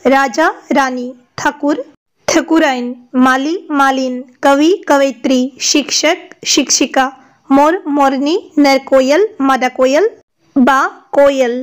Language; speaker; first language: Hindi; non-native, local second language; Assamese